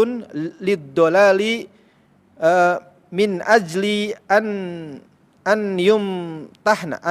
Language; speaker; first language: Arabic; non-native, learner; Indonesian